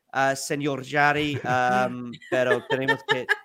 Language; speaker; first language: Spanish; non-native, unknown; English